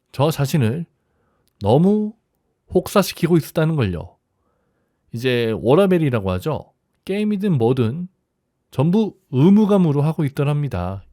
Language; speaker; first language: Korean; native; Korean